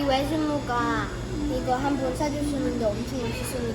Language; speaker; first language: Korean; early bilingual, heritage; English